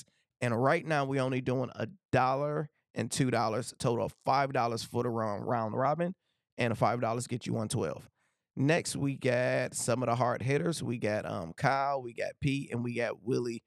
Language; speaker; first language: English; native; English